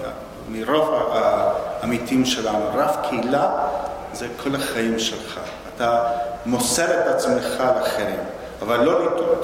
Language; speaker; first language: Hebrew; non-native, fluent; Spanish